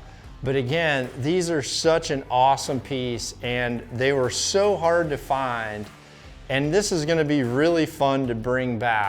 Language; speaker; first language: English; native; English